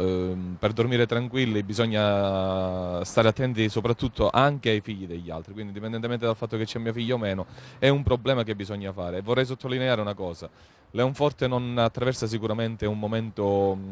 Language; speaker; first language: Italian; native; Italian